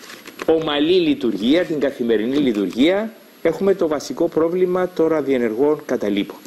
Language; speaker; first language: Greek; native; Greek